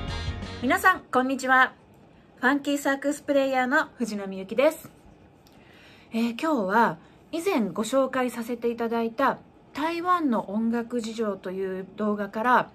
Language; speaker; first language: Japanese; native; Japanese